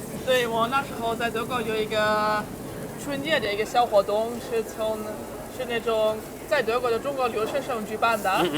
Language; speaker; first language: Chinese; non-native, fluent; German